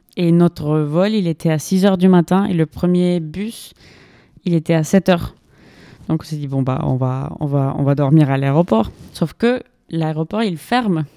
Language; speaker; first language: French; non-native, fluent; Spanish